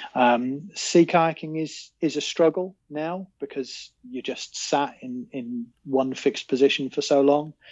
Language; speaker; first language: English; native; English